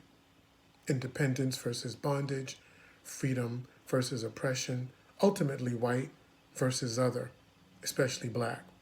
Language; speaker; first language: English; native; English